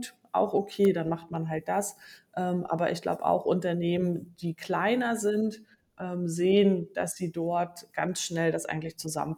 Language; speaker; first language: German; native; German